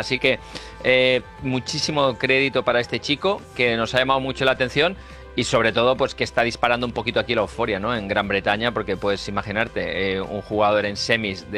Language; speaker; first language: Spanish; native; Spanish